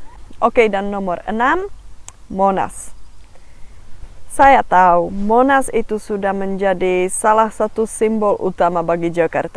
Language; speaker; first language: Indonesian; non-native, fluent; Czech